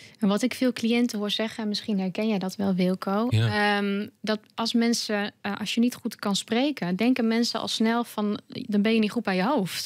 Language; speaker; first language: Dutch; native; Dutch